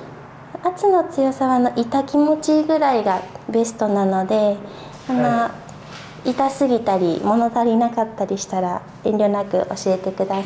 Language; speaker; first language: Japanese; native; Japanese